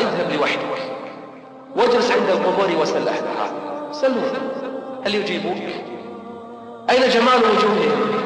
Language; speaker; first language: Arabic; native; Arabic